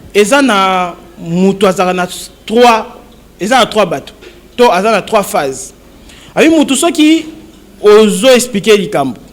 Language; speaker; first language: Lingala; non-native, local second language; Kongo